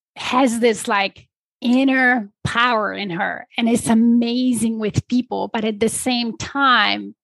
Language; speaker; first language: English; non-native, fluent; Polish